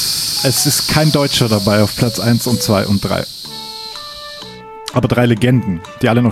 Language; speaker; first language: German; native; German